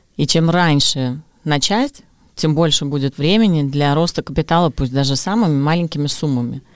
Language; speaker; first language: Russian; native; Russian